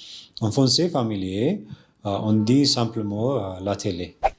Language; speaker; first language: French; non-native, learner; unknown